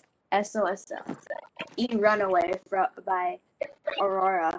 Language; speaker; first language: Spanish; non-native, learner; English